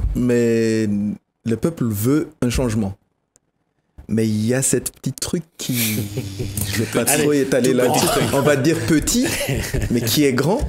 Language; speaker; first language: French; non-native, local second language; Malagasy